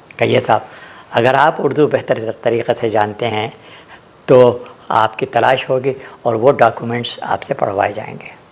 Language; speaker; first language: Urdu; native; Urdu